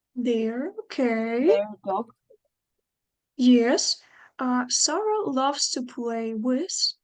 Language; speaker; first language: English; non-native, fluent; Ukrainian